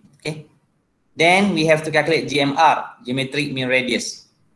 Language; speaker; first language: English; non-native, local second language; Malay